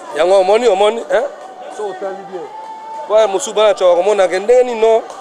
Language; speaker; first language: Lingala; non-native, local second language; Mongo